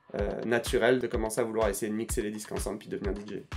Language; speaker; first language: French; native; French